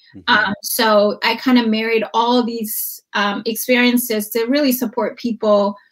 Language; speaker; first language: English; non-native, fluent; Amharic